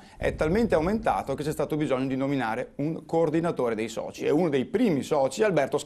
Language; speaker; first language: Italian; native; Italian